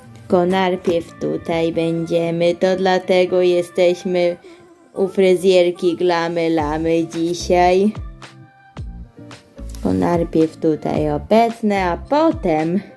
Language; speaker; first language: Polish; early bilingual, heritage; Polish